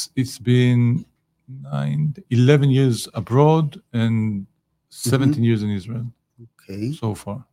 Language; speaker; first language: English; non-native, fluent; Hebrew